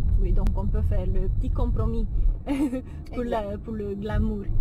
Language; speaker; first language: French; non-native, fluent; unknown